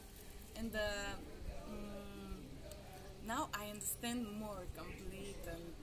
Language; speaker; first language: English; non-native, learner; Russian